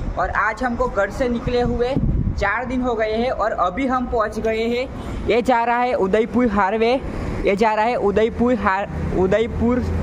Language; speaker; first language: Hindi; non-native, local second language; Gujarati